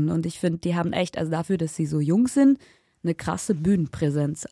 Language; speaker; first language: German; native; German